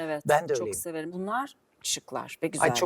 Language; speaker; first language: Turkish; native; Turkish